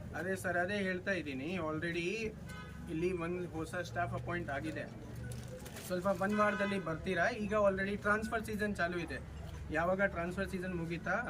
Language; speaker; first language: Kannada; non-native, fluent; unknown